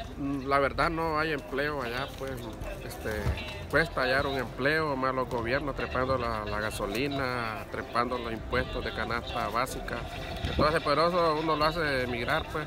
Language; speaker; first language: Spanish; native; Spanish